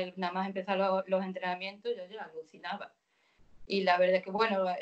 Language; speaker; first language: Spanish; native; Spanish